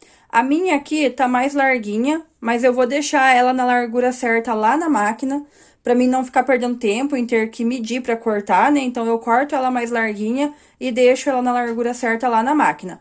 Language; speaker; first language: Portuguese; native; Portuguese